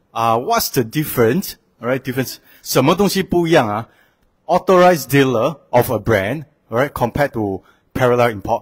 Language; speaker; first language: English; non-native, local second language; Chinese